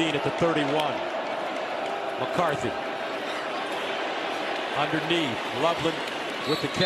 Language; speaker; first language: English; native; English